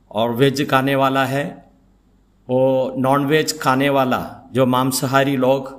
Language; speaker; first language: Hindi; non-native, local second language; Malayalam